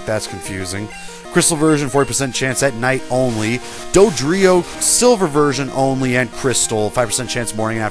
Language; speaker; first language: English; native; English